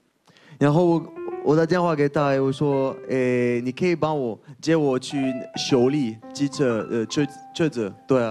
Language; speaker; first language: Chinese; non-native, fluent; French